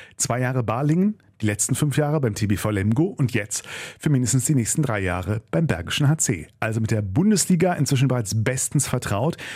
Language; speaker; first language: German; native; German